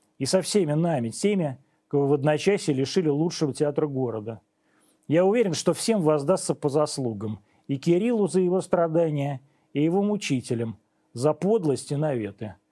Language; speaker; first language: Russian; native; Russian